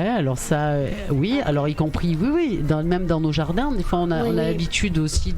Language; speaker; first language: French; native; French